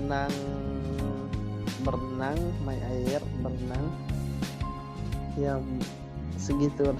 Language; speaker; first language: Indonesian; non-native, learner; Thai